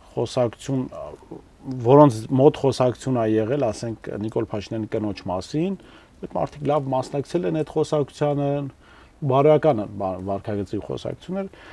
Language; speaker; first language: Armenian; native; Armenian